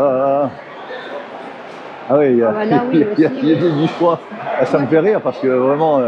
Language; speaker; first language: French; native; French